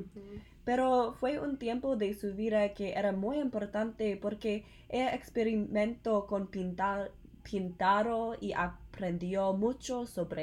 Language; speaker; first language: Spanish; non-native, learner; English